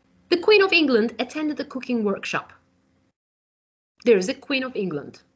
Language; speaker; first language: English; non-native, fluent; Turkish